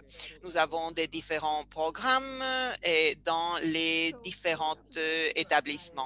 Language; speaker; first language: French; non-native, fluent; Spanish